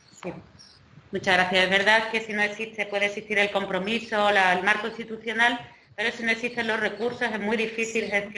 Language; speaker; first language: Spanish; native; Spanish